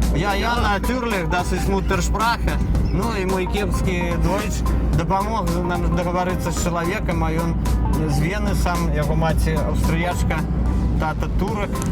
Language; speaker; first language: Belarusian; native; Belarusian